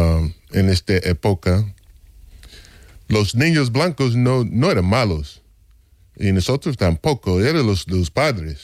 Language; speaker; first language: Spanish; non-native, fluent; English